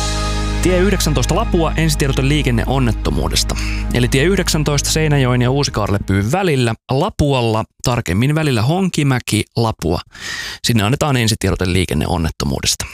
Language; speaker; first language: Finnish; native; Finnish